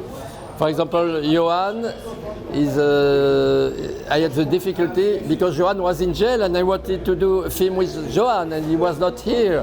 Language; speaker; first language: English; non-native, fluent; French